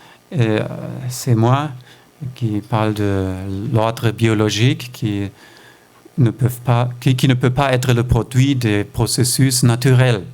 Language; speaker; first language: French; non-native, fluent; German